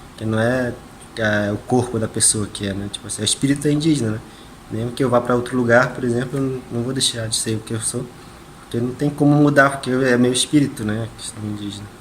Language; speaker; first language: Portuguese; non-native, local second language; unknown